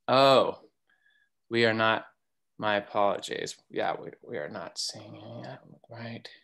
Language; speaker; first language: English; native; English